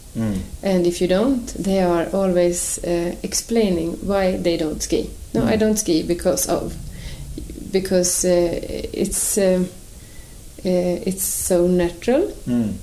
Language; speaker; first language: English; non-native, fluent; Swedish